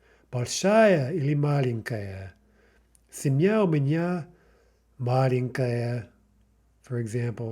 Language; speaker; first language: Russian; non-native, fluent; English